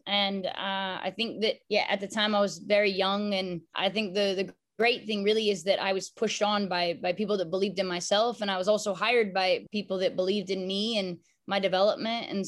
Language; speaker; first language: English; native; English